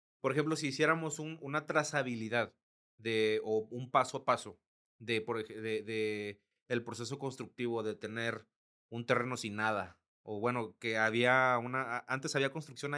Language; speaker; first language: Spanish; native; Spanish